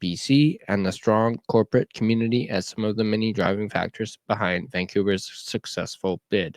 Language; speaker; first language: English; native; English